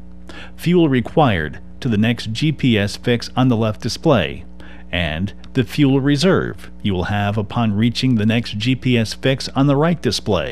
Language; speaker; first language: English; native; English